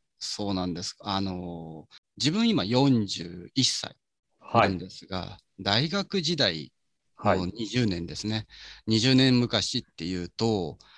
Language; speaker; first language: Japanese; native; Japanese